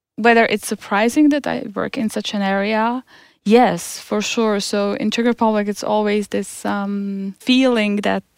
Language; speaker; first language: English; non-native, fluent; Czech